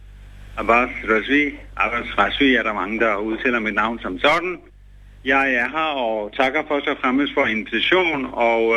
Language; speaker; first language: Danish; non-native, fluent; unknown